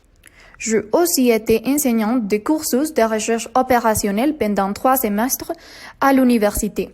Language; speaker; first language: French; non-native, learner; Spanish